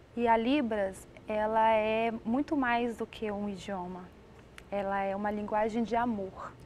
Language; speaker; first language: Portuguese; native; Portuguese